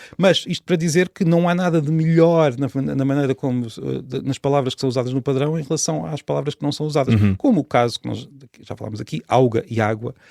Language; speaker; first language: Portuguese; native; Portuguese